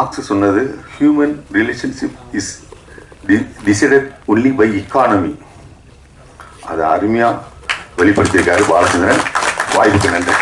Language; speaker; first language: Tamil; native; Tamil